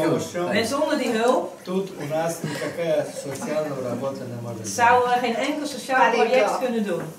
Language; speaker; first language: Dutch; non-native, learner; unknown